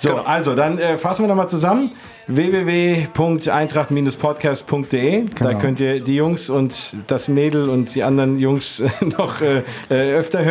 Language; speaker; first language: German; native; German